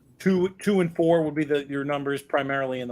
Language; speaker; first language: English; native; English